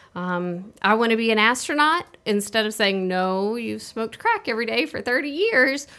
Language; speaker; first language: English; native; English